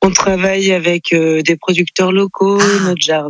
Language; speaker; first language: French; native; French